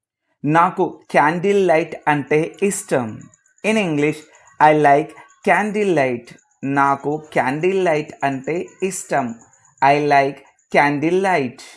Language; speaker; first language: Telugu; native; Telugu